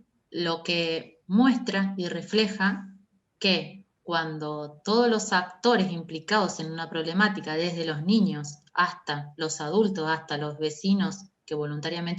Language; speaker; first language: Spanish; native; Spanish